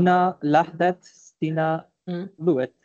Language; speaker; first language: Finnish; non-native, learner; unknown